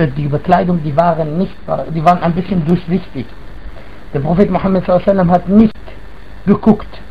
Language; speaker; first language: German; non-native, fluent; Arabic